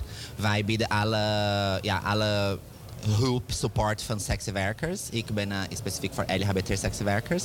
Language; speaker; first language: Dutch; non-native, learner; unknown